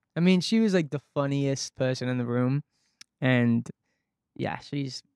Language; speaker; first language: English; native; English